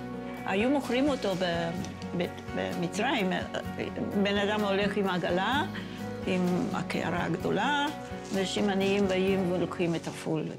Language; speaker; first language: Hebrew; non-native, fluent; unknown